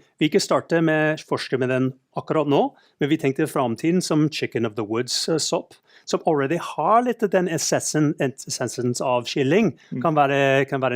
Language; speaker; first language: Norwegian; non-native, fluent; English